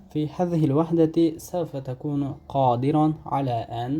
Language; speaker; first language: Arabic; non-native, fluent; Uzbek